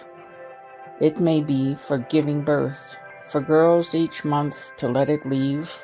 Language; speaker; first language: English; non-native, local second language; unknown